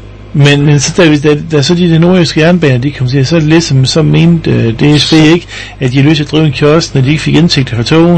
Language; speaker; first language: Danish; native; Danish